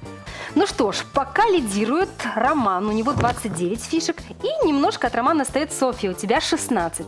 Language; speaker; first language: Russian; native; Russian